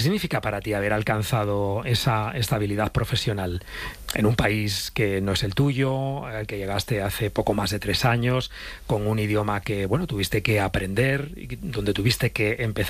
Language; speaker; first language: Spanish; native; Spanish